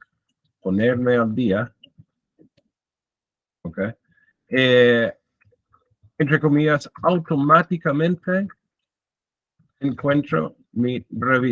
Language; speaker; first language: Spanish; non-native, fluent; English